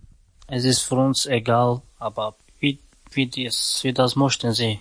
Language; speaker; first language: German; non-native, learner; Romany